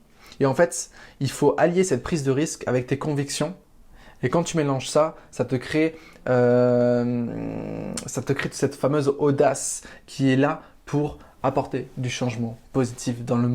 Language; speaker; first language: French; native; French